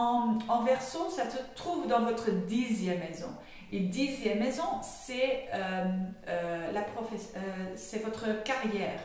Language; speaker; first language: French; non-native, fluent; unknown